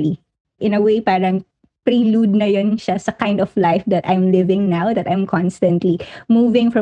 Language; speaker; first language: English; non-native, local second language; Waray